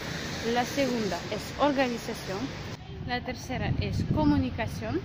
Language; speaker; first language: Spanish; non-native, fluent; Russian